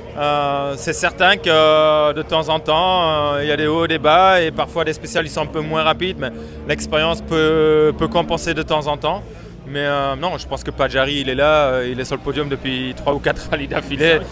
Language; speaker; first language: French; native; French